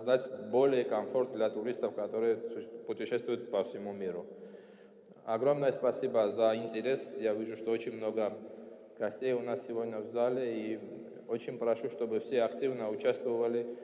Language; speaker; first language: Russian; non-native, fluent; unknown